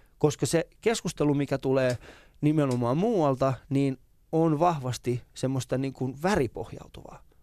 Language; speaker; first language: Finnish; early bilingual, other home language; Persian